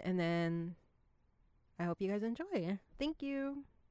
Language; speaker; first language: English; early bilingual, other home language; Spanish